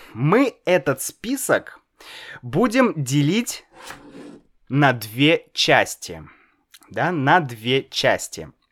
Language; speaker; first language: Russian; native; Russian